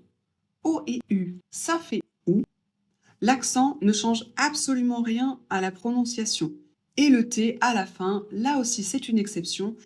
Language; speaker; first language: French; native; French